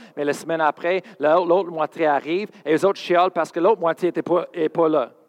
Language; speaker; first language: French; non-native, fluent; English